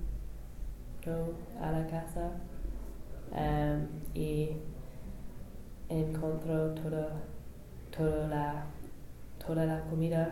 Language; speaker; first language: Spanish; non-native, learner; English